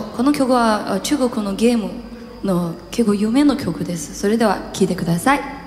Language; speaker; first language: Japanese; non-native, learner; Chinese